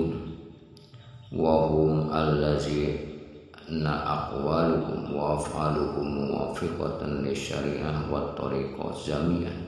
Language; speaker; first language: Arabic; non-native, fluent; Indonesian